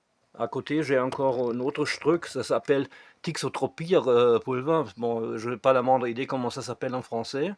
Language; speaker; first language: French; non-native, fluent; German